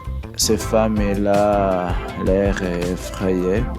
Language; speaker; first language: French; non-native, learner; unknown